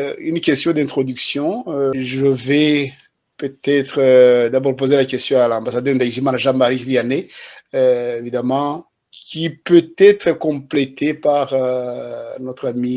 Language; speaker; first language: French; non-native, local second language; Kinyarwanda